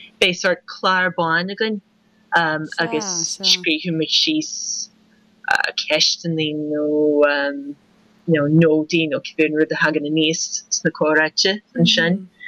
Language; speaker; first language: Irish; non-native, fluent; English